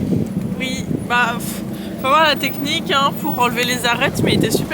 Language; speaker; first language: French; native; French